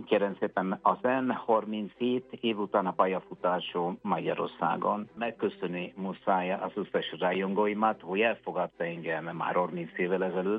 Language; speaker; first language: Hungarian; non-native, fluent; Italian